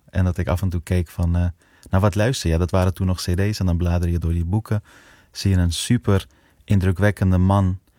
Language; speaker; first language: Dutch; early bilingual, other home language; Persian